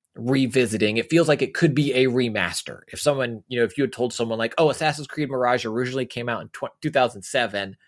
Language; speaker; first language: English; native; English